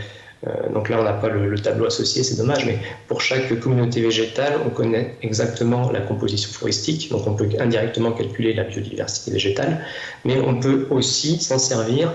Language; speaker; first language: French; native; French